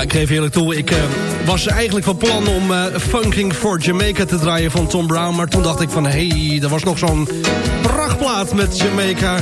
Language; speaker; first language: Dutch; native; Dutch